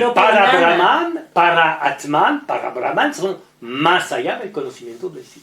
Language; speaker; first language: Spanish; non-native, learner; French